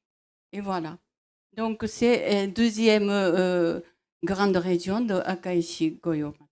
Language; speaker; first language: French; non-native, fluent; Japanese